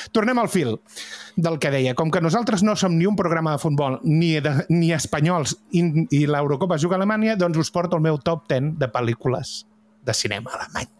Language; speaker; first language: Catalan; native; Catalan